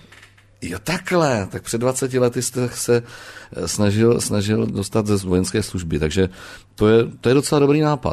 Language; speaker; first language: Czech; native; Czech